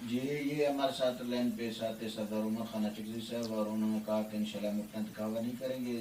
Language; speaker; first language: Urdu; non-native, local second language; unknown